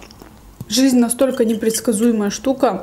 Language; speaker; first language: Russian; native; Russian